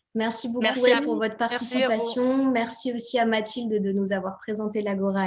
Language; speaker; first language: French; native; French